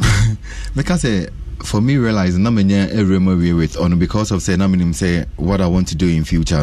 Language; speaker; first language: English; non-native, local second language; Akan